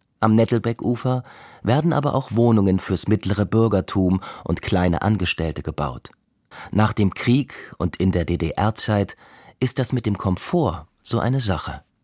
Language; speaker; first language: German; native; German